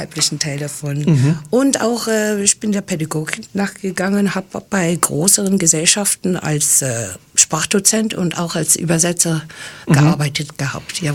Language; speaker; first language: German; non-native, fluent; English